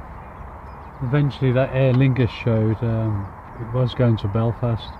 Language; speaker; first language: English; native; English